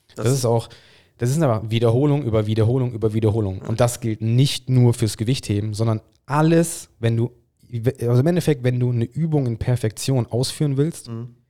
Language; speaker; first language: German; non-native, fluent; English